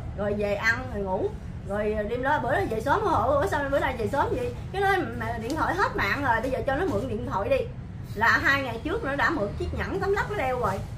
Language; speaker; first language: Vietnamese; native; Vietnamese